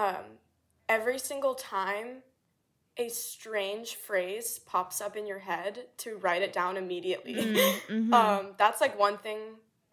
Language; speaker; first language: English; native; English